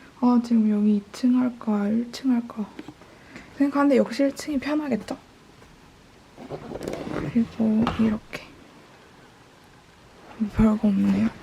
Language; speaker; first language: Korean; native; Korean